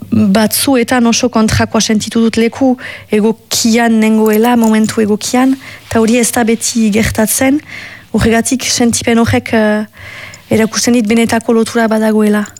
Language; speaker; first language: Basque; native; Basque